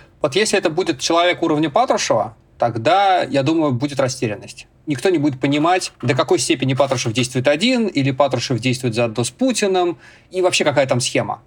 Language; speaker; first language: Russian; native; Russian